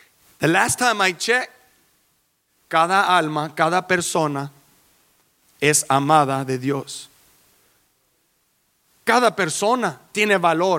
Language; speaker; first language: Spanish; early bilingual, heritage; English